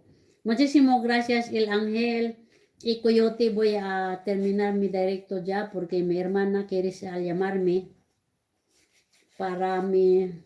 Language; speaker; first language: Spanish; non-native, learner; Cebuano